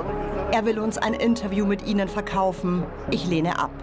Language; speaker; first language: German; native; German